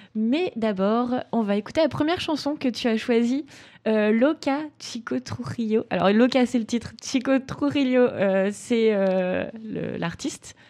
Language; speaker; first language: French; native; French